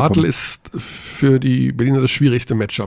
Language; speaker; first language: German; native; German